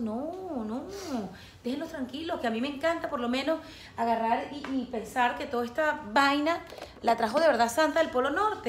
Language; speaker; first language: Spanish; native; Spanish